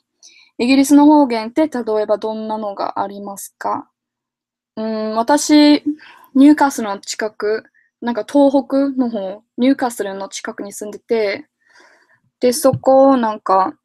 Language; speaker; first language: Japanese; non-native, fluent; English